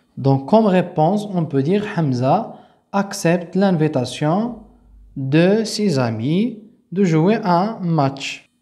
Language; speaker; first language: French; non-native, local second language; Arabic